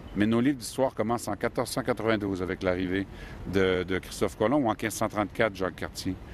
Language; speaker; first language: French; native; French